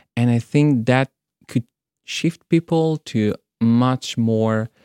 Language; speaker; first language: English; non-native, fluent; Hebrew